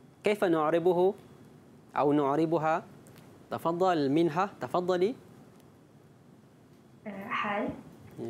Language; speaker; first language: Arabic; non-native, fluent; Malay